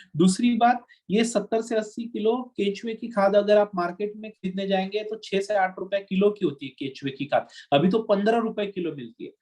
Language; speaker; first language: Hindi; non-native, local second language; Marathi